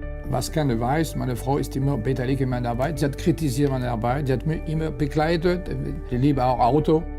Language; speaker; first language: German; non-native, fluent; French